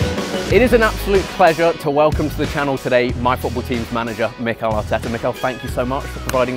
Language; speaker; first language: English; native; English